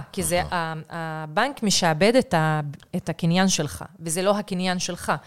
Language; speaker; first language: Hebrew; non-native, local second language; Arabic